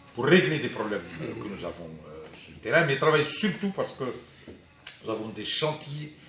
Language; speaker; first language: French; non-native, local second language; Arabic